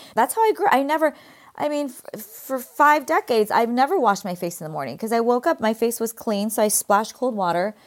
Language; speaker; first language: English; native; English